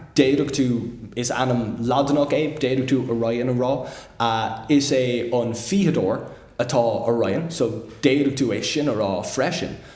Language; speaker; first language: Irish; non-native, local second language; English